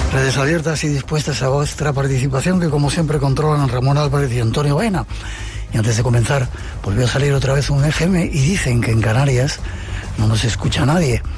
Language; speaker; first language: Spanish; native; Spanish